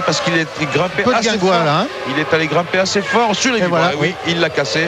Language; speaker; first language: French; native; French